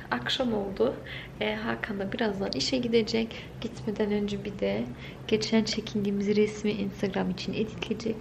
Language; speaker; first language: Turkish; early bilingual, heritage; Turkish